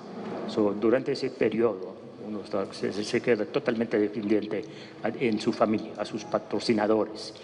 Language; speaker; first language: Spanish; non-native, fluent; English